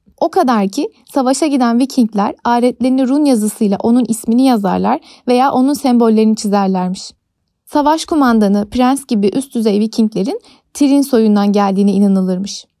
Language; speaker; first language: Turkish; native; Turkish